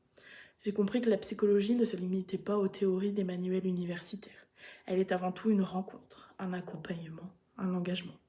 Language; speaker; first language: French; native; French